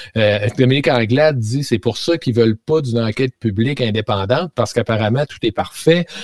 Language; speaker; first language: French; native; French